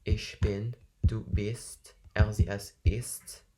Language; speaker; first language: German; non-native, learner; English